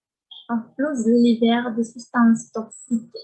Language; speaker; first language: French; non-native, learner; Spanish